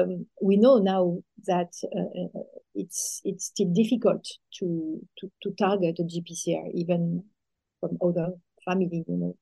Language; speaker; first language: English; non-native, fluent; French